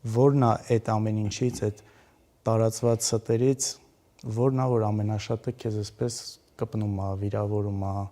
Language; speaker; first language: Armenian; native; Armenian